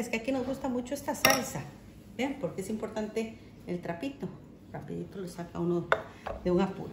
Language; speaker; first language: Spanish; native; Spanish